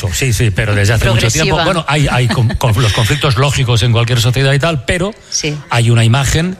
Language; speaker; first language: Spanish; native; Spanish